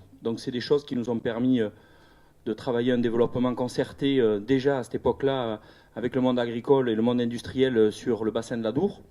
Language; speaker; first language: French; native; French